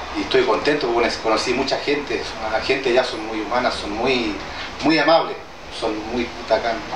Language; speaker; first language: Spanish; non-native, local second language; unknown